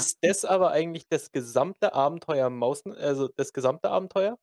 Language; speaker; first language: German; native; German